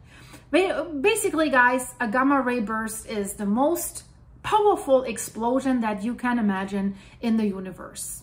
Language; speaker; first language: English; non-native, fluent; German